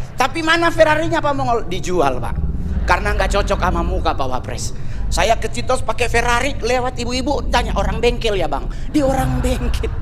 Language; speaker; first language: Indonesian; native; Indonesian